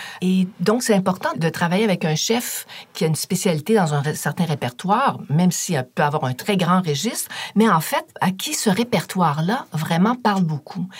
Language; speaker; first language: French; native; French